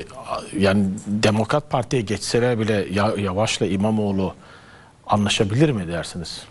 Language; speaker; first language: Turkish; native; Turkish